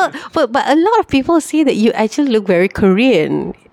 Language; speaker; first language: English; non-native, local second language; Malay